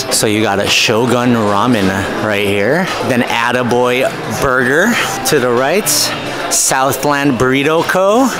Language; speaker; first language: English; native; English